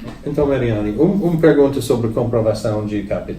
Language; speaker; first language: Portuguese; non-native, learner; English